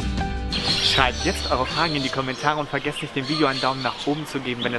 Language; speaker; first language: German; native; German